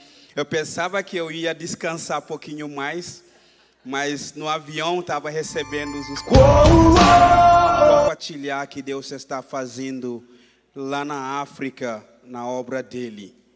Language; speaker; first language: Portuguese; non-native, fluent; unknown